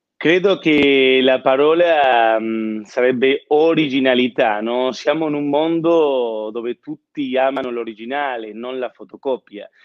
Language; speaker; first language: Italian; non-native, fluent; Spanish